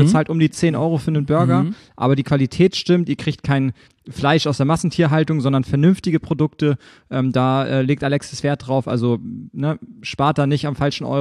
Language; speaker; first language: German; native; German